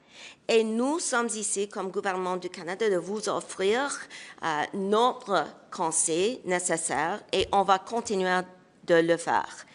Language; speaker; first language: French; non-native, fluent; English